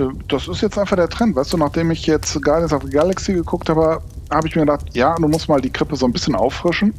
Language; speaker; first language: German; native; German